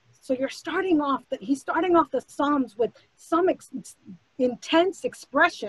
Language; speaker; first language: English; early bilingual, other home language; Spanish